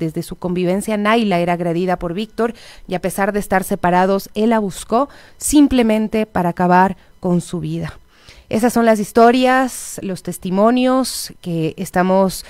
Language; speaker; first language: Spanish; native; Spanish